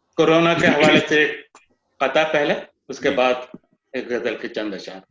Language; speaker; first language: Urdu; non-native, local second language; Gujarati